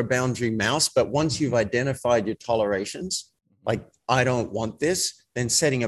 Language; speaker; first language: English; native; English